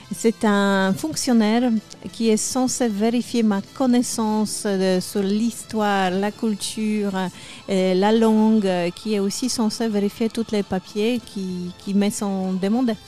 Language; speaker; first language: French; non-native, fluent; Polish